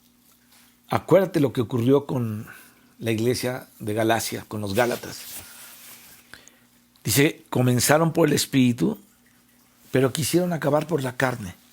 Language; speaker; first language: Spanish; native; Spanish